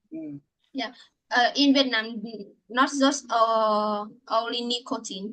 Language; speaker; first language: English; non-native, learner; Vietnamese